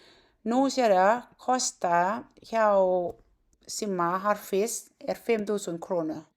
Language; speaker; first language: Icelandic; non-native, learner; Thai